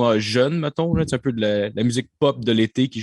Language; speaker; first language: French; native; French